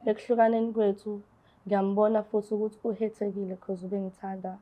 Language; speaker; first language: Zulu; native; Zulu